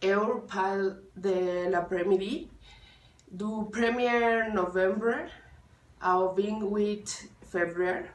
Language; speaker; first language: French; non-native, learner; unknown